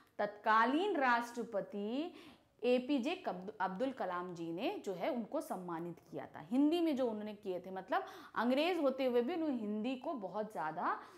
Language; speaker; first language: Hindi; native; Hindi